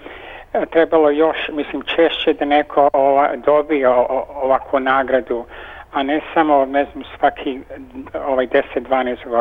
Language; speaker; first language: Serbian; early bilingual, heritage; Serbian